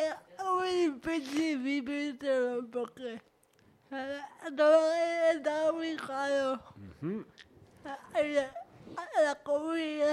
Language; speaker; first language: Spanish; non-native, learner; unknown